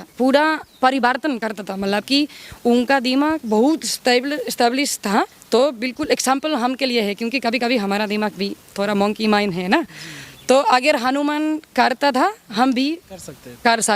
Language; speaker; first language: Hindi; non-native, learner; Spanish